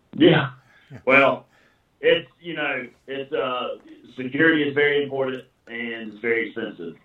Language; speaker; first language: English; native; English